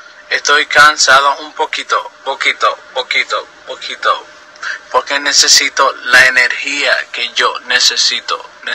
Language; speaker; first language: Spanish; native; Spanish